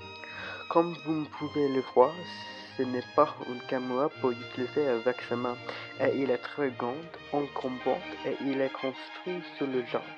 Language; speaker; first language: French; non-native, learner; English